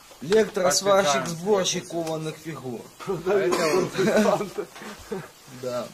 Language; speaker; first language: Russian; native; Russian